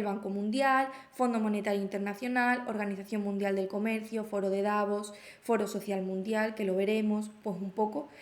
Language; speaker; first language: Spanish; native; Spanish